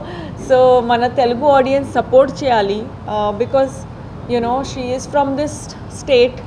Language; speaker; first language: Telugu; non-native, local second language; Tamil